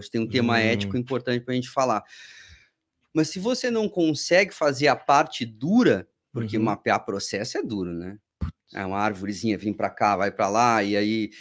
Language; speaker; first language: Portuguese; native; Portuguese